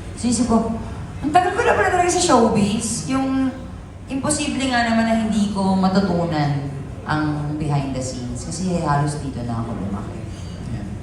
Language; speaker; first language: Filipino; native; Filipino